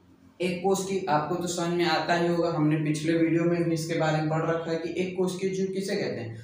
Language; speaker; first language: Hindi; native; Hindi